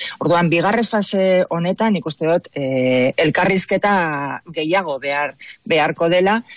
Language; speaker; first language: Basque; non-native, local second language; Spanish